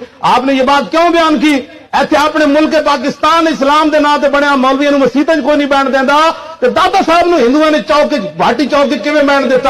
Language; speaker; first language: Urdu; non-native, local second language; Punjabi